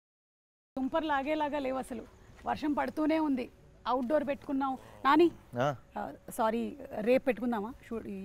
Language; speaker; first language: Telugu; native; Telugu